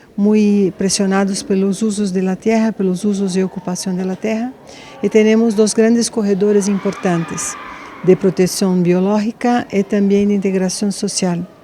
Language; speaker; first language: Spanish; non-native, fluent; Portuguese